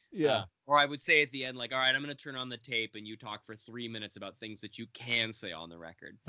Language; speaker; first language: English; native; English